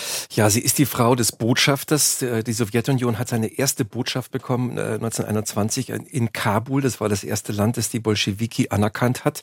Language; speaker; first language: German; native; German